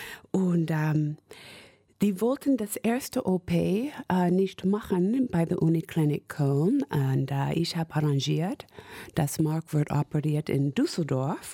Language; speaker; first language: German; non-native, fluent; English